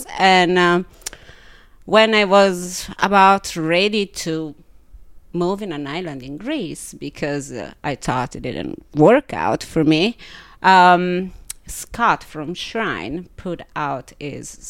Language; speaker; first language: English; non-native, fluent; Italian